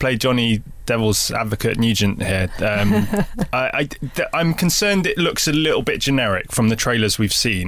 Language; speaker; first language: English; native; English